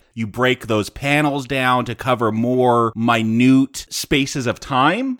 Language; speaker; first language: English; native; English